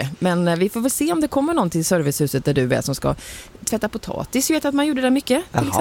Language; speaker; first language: Swedish; native; Swedish